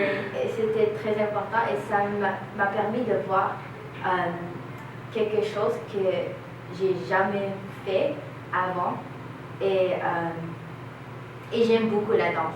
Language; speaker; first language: French; non-native, learner; English